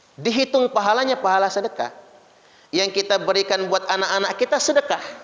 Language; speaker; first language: Indonesian; non-native, local second language; Malay